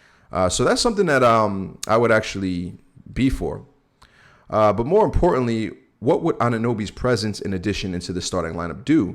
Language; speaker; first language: English; native; English